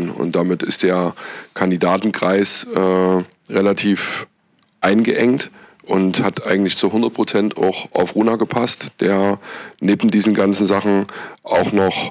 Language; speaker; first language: German; native; German